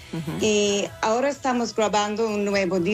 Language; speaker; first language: Spanish; non-native, learner; English